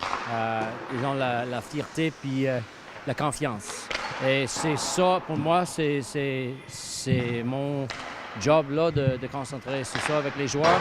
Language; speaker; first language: French; non-native, fluent; English